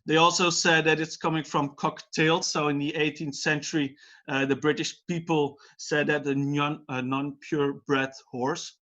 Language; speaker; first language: English; non-native, fluent; Dutch